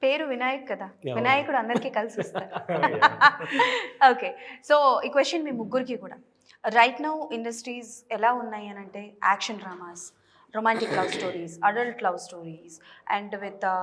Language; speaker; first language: Telugu; native; Telugu